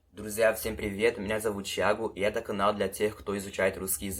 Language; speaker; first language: Russian; non-native, fluent; Portuguese